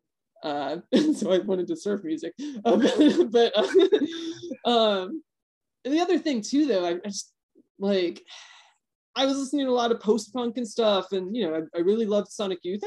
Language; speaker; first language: English; native; English